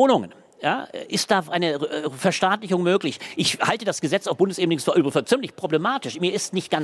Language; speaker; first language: German; native; German